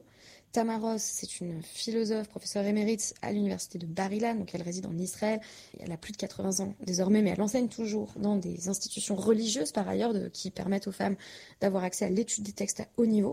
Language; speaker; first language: French; native; French